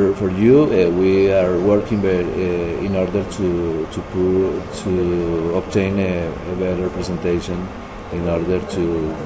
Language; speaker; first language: English; non-native, learner; Spanish